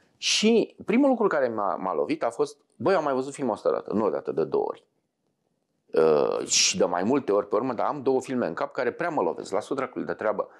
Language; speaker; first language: Romanian; native; Romanian